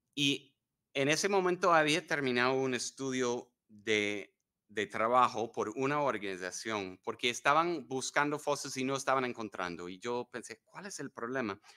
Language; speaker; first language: Spanish; non-native, fluent; English